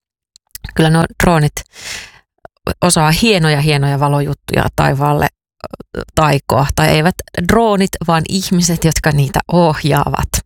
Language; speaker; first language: Finnish; native; Finnish